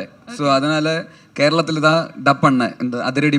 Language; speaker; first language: Tamil; non-native, learner; Malayalam